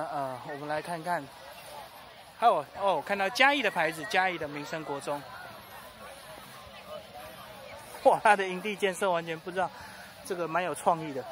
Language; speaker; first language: Chinese; native; Chinese